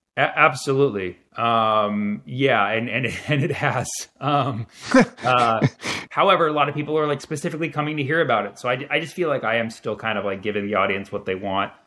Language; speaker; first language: English; early bilingual, other home language; Arabic